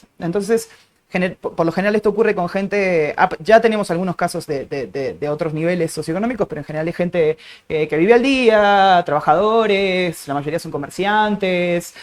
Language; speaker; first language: Spanish; native; Spanish